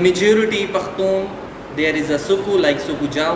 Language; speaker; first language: English; non-native, fluent; Urdu